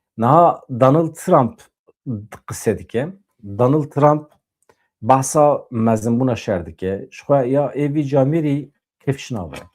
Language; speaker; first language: Kurdish; native; Kurdish